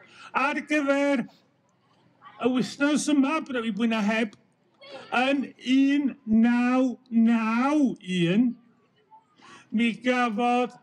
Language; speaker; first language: Welsh; native; Welsh